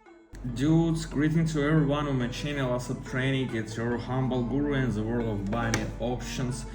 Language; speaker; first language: English; non-native, fluent; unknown